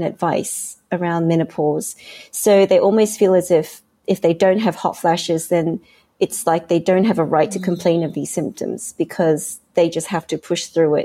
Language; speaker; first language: English; non-native, local second language; Cantonese